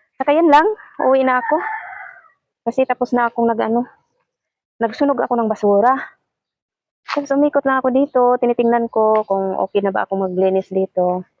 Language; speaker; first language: Filipino; non-native, local second language; Cebuano